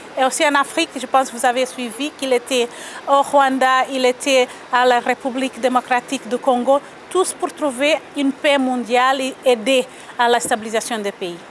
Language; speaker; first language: French; non-native, fluent; Portuguese